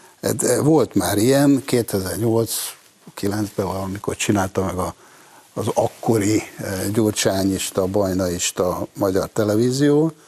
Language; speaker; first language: Hungarian; native; Hungarian